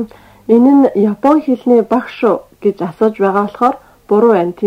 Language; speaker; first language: Mongolian; native; Mongolian